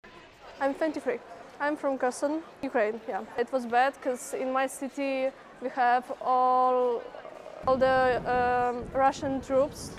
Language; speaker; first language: English; non-native, fluent; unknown